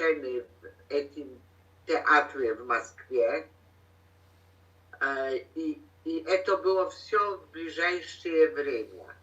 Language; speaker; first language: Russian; non-native, learner; Polish